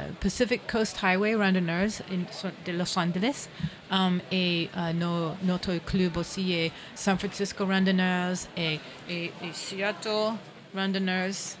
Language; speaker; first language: French; non-native, learner; English